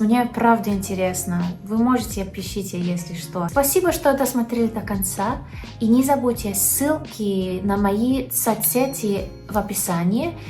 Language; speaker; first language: Russian; non-native, learner; English